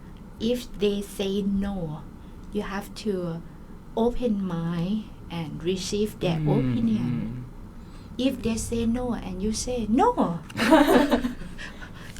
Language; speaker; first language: English; non-native, learner; Thai